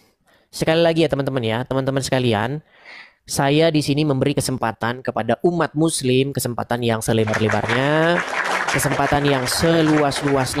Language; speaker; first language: Indonesian; native; Indonesian